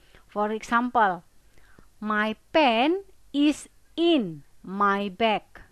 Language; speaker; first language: English; non-native, fluent; Indonesian